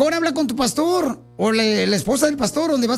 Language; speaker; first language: Spanish; native; Spanish